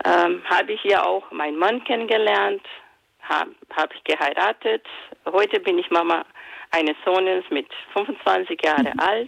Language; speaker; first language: German; non-native, fluent; Portuguese